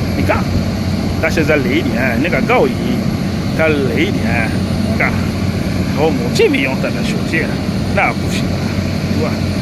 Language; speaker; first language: Chinese; non-native, learner; French